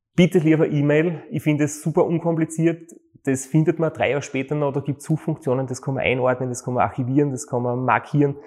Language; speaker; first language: German; native; German